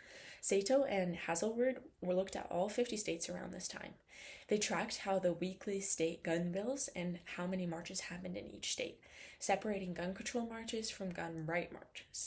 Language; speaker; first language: English; native; English